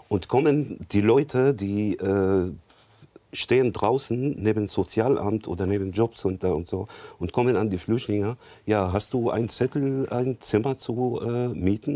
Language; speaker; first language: German; non-native, learner; Arabic